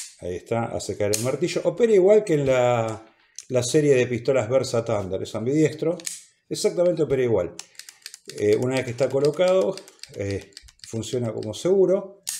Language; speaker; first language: Spanish; native; Spanish